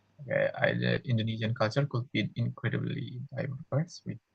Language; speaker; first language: English; non-native, fluent; Indonesian